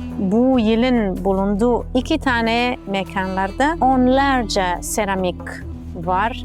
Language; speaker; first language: Turkish; non-native, learner; Italian